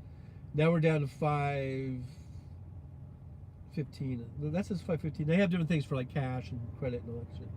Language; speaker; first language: English; native; English